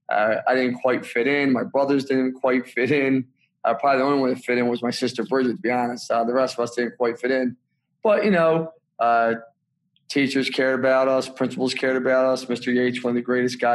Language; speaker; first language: English; native; English